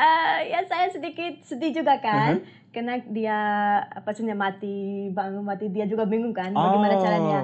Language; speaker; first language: Indonesian; non-native, learner; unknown